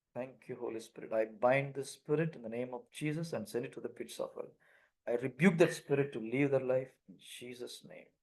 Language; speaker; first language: English; non-native, local second language; Tamil